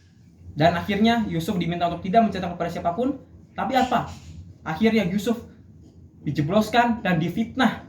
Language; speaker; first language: Indonesian; native; Indonesian